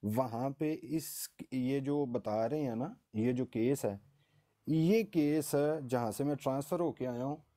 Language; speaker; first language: Urdu; native; Urdu